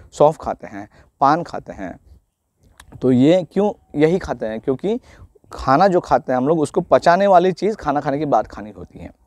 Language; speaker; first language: Hindi; non-native, local second language; Marathi